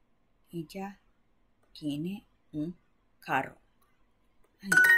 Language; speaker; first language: Spanish; non-native, learner; Japanese